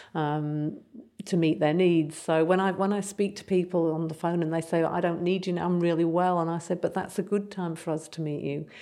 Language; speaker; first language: English; native; English